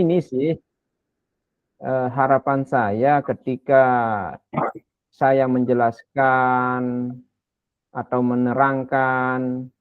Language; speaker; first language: Indonesian; non-native, local second language; Sasak